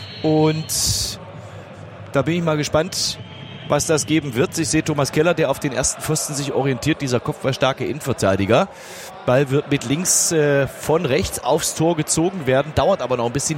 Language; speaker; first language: German; native; German